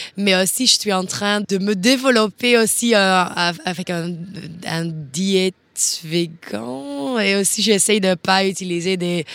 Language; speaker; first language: French; non-native, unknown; Dutch